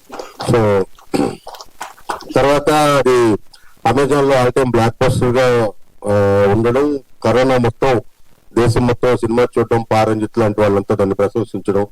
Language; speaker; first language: Telugu; native; Telugu